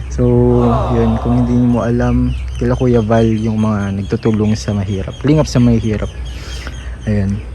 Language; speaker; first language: Filipino; native; Filipino